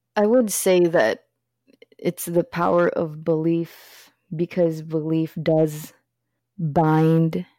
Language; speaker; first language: English; early bilingual, other home language; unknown